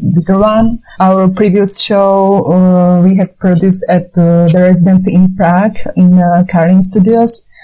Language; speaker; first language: English; non-native, fluent; Slovak